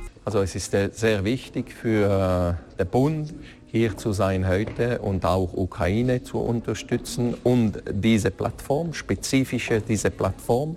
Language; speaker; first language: German; non-native, local second language; French